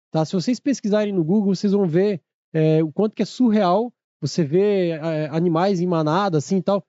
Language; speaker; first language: Portuguese; native; Portuguese